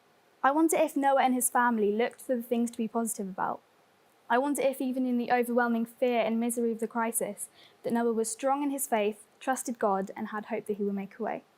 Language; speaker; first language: English; native; English